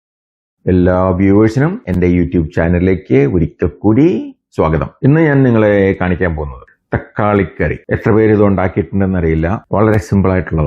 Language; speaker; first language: Malayalam; native; Malayalam